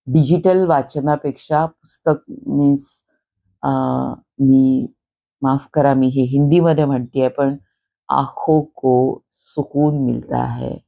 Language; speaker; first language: Hindi; non-native, local second language; Marathi